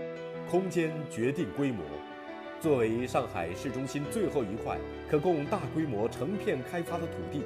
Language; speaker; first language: Chinese; native; Chinese